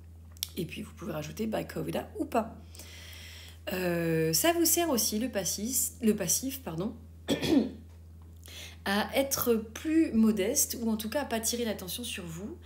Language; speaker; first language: French; native; French